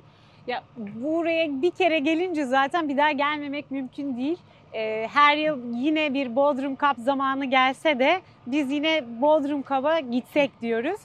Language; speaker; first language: Turkish; native; Turkish